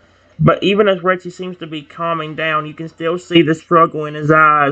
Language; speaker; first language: English; native; English